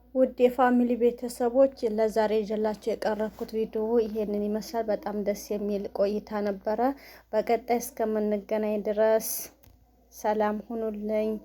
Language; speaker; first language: Amharic; native; Amharic